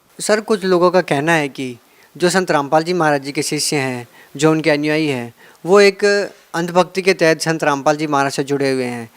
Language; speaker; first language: Hindi; native; Hindi